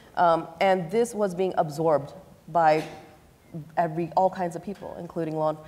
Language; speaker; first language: English; native; English